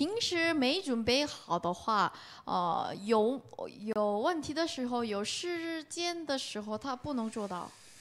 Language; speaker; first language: Chinese; non-native, learner; Korean